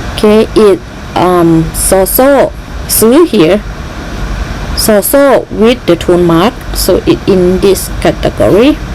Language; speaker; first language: English; non-native, learner; Thai